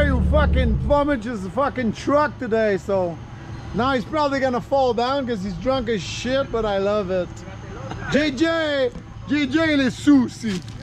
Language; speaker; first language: English; non-native, local second language; French